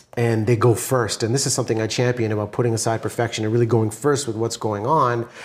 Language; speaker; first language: English; native; English